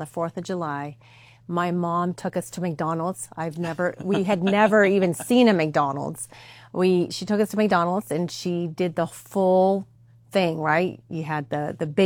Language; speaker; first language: English; early bilingual, other home language; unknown